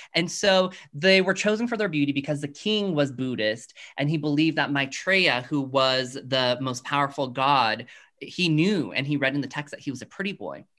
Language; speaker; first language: English; native; English